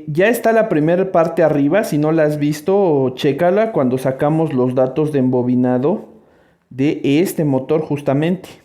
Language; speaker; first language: Spanish; native; Spanish